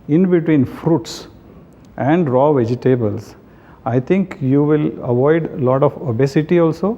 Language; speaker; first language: English; non-native, local second language; Kannada